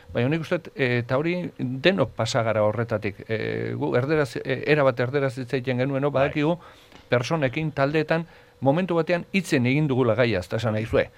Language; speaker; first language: Basque; native; Basque